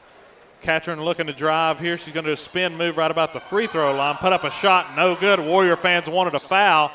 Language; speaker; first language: English; native; English